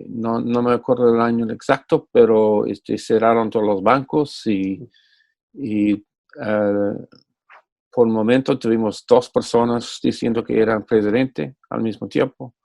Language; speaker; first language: Spanish; non-native, fluent; English